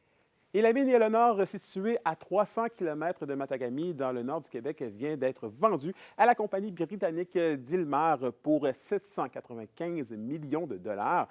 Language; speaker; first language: French; native; French